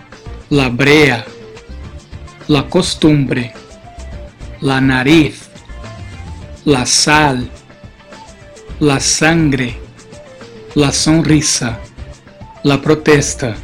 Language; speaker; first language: Spanish; non-native, fluent; Portuguese